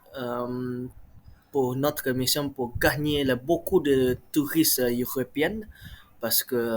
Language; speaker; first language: French; non-native, learner; Malay